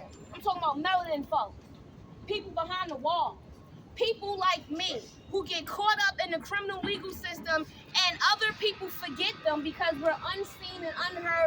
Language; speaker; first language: English; native; English